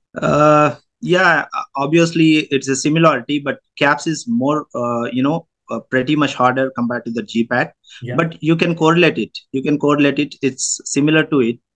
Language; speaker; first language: English; non-native, local second language; Telugu